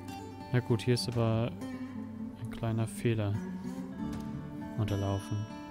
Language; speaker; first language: German; native; German